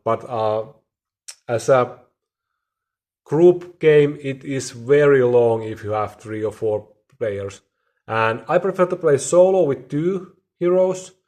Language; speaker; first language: English; non-native, fluent; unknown